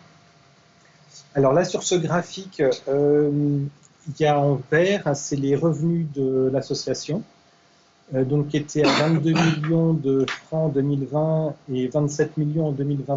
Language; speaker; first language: French; native; French